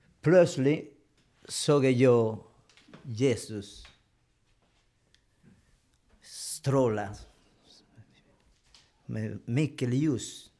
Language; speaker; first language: Swedish; non-native, fluent; Spanish